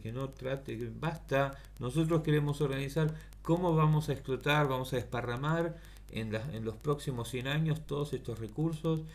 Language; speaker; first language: Spanish; native; Spanish